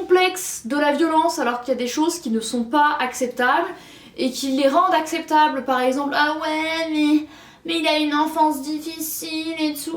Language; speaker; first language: French; native; French